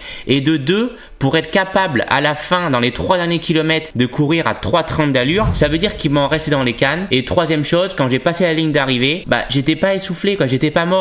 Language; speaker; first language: French; native; French